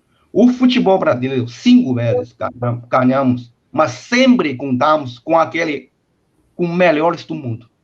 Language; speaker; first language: Portuguese; non-native, fluent; Chinese